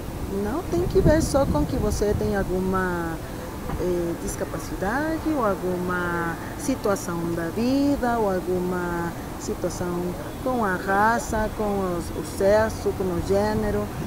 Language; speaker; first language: Portuguese; non-native, fluent; Spanish